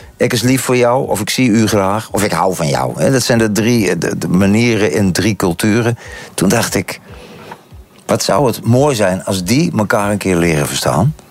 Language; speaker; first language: Dutch; native; Dutch